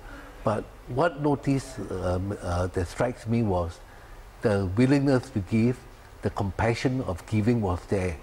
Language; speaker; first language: English; non-native, local second language; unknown